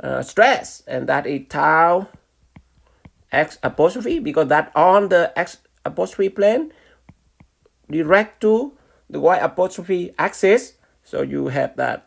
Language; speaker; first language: English; non-native, fluent; Vietnamese